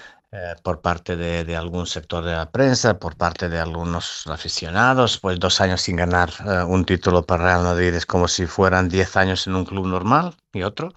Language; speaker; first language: Spanish; non-native, fluent; Serbian